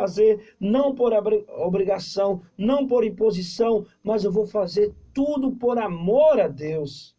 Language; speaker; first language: Portuguese; native; Portuguese